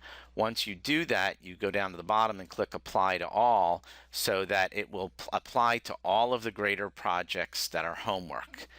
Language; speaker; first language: English; native; English